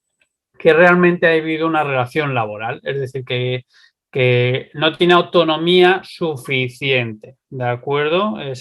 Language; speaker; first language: Spanish; native; Spanish